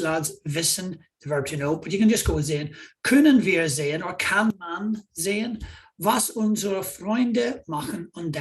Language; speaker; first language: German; non-native, fluent; English